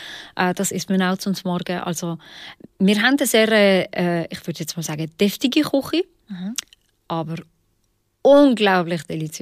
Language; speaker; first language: German; early bilingual, other home language; Albanian